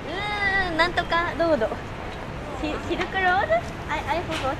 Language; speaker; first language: English; non-native, learner; Japanese